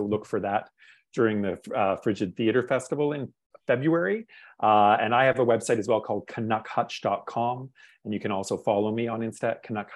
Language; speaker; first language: English; native; English